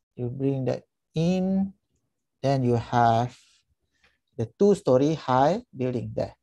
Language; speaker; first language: English; non-native, local second language; Malay